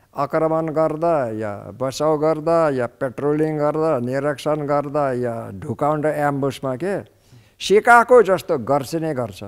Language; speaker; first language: Nepali; non-native, fluent; English